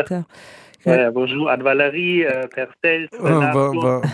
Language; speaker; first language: French; non-native, learner; German